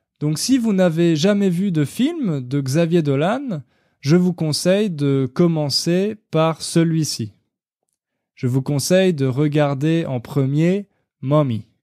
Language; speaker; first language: French; native; French